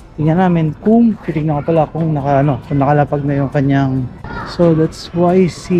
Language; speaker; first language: Filipino; native; Filipino